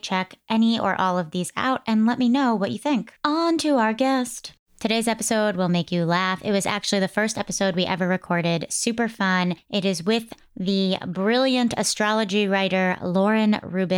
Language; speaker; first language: English; native; English